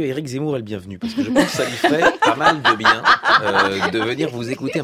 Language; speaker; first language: French; native; French